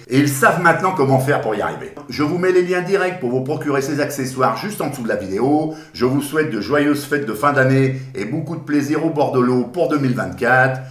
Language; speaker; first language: French; native; French